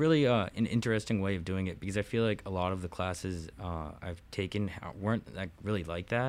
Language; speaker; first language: English; native; English